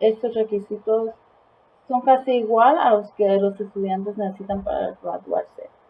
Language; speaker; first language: Spanish; early bilingual, heritage; Spanish